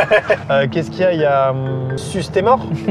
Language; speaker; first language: French; native; French